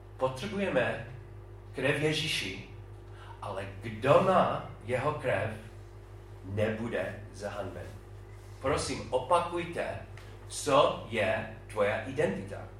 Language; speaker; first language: Czech; non-native, fluent; English